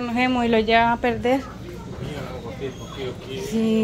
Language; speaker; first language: Spanish; native; Spanish